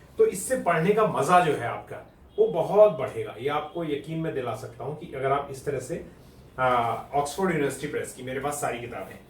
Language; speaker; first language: Hindi; native; Hindi